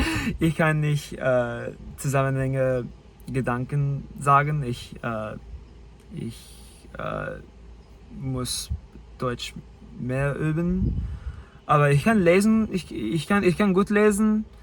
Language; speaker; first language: German; non-native, learner; English